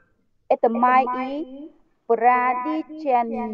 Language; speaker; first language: Russian; non-native, learner; Vietnamese